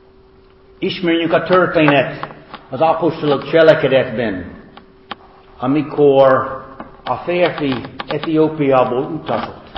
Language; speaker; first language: Hungarian; non-native, fluent; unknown